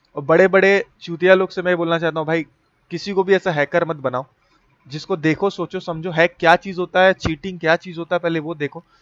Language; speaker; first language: Hindi; native; Hindi